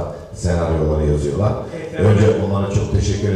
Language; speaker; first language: Turkish; native; Turkish